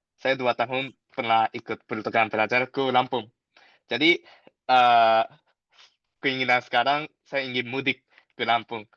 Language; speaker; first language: Indonesian; non-native, fluent; Japanese